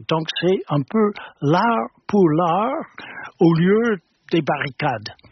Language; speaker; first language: French; non-native, fluent; English